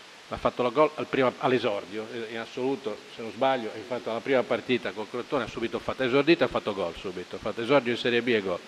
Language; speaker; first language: Italian; native; Italian